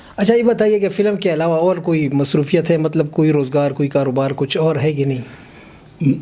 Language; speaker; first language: Urdu; non-native, local second language; Pashto